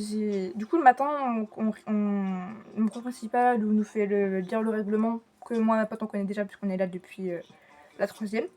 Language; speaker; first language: French; native; French